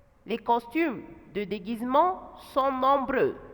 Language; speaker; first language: French; non-native, fluent; Arabic